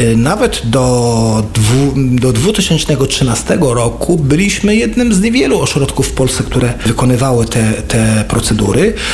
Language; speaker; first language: Polish; non-native, fluent; Arabic